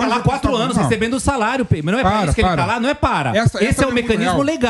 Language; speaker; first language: Portuguese; native; Portuguese